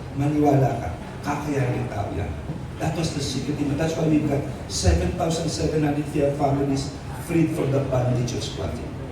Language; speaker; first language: English; non-native, local second language; Filipino